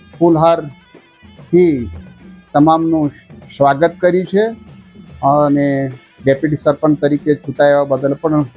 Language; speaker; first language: Gujarati; non-native, local second language; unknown